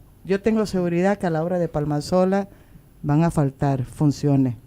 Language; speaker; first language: Spanish; native; Spanish